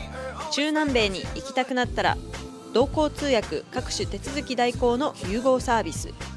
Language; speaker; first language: Japanese; native; Japanese